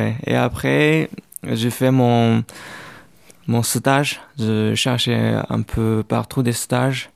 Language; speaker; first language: French; non-native, learner; Chinese